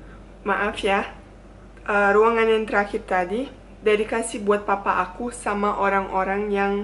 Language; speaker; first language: Indonesian; non-native, fluent; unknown